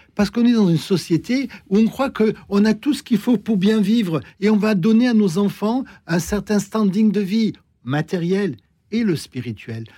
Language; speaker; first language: French; native; French